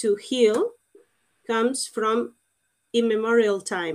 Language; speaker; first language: English; non-native, fluent; Portuguese